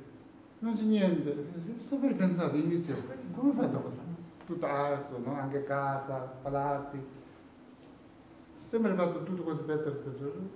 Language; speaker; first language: Italian; non-native, learner; Tibetan